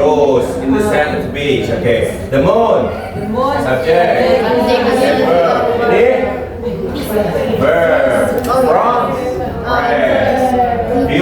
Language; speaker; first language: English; non-native, fluent; Indonesian